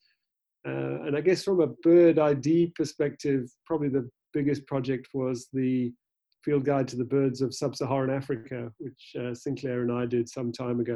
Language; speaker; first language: English; native; English